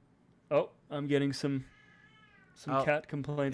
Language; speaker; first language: English; native; English